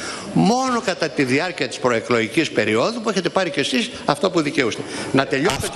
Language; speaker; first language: Greek; native; Greek